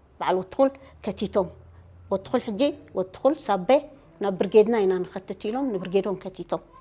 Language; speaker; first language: Tigrinya; native; Tigrinya